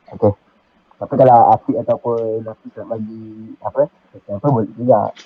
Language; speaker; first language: Malay; native; Malay